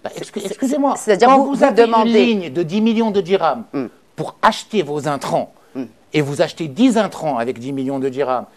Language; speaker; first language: French; non-native, local second language; Arabic